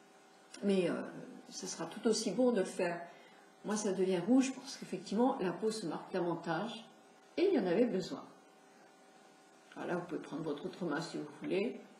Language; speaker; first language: French; native; French